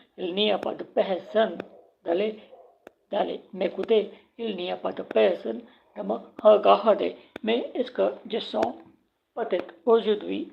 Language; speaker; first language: French; non-native, learner; Punjabi